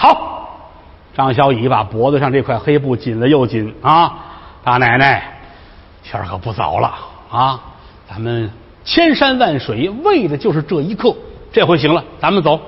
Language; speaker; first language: Chinese; native; Chinese